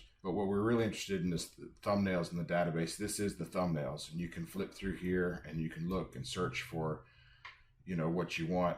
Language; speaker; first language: English; native; English